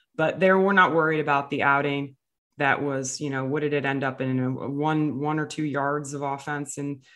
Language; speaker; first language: English; native; English